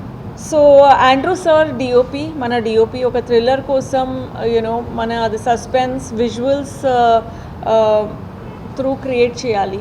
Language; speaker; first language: Telugu; non-native, learner; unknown